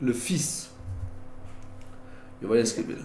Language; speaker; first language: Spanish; non-native, learner; French